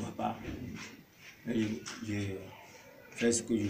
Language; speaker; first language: French; non-native, local second language; Ewe